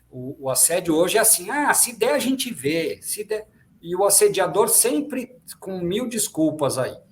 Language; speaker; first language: Portuguese; native; Portuguese